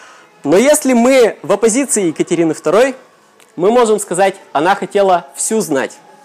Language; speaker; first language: Russian; native; Russian